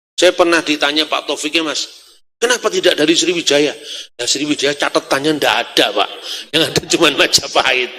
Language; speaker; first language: Indonesian; non-native, local second language; Javanese